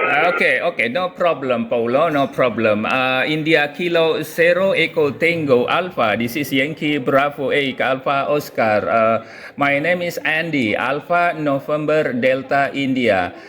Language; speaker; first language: English; non-native, local second language; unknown